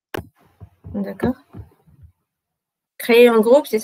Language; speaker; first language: French; non-native, local second language; Arabic